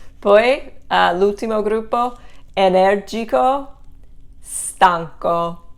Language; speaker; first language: Italian; non-native, fluent; English